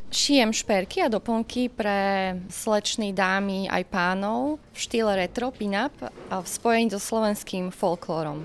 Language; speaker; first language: Slovak; native; Slovak